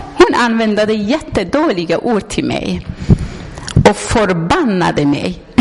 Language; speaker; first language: Swedish; non-native, learner; Persian